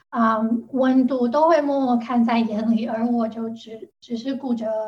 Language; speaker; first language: Chinese; non-native, local second language; Cantonese